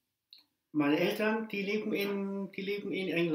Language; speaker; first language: German; early bilingual, other home language; English